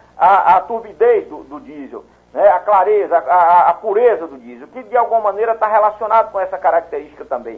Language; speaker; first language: Portuguese; native; Portuguese